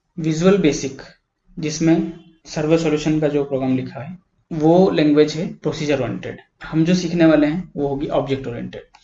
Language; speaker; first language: Hindi; native; Hindi